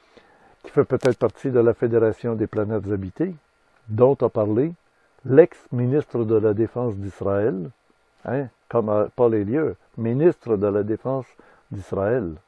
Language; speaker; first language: French; native; French